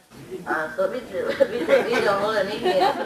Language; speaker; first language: German; non-native, learner; Vietnamese